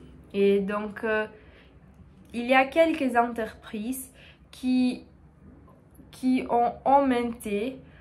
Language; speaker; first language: French; non-native, learner; Portuguese